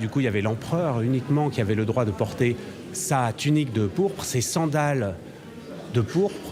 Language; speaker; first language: French; native; French